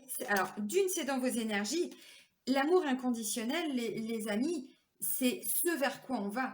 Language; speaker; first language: French; native; French